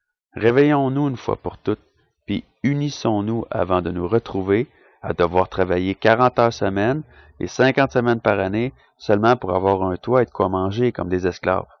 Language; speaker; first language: French; native; French